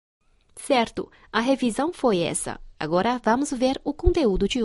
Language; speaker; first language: Portuguese; non-native, fluent; Chinese